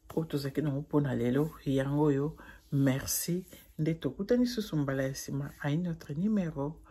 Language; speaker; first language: French; non-native, local second language; Lingala